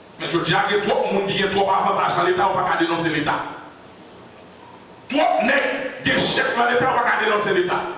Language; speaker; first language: French; non-native, local second language; Haitian Creole